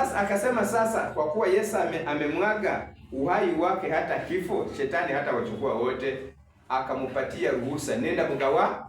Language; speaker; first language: Swahili; non-native, local second language; Rundi